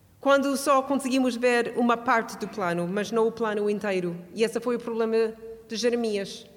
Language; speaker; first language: Portuguese; non-native, fluent; English